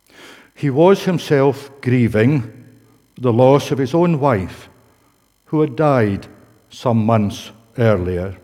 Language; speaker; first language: English; native; English